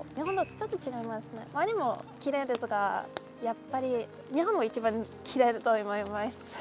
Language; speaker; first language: Japanese; non-native, fluent; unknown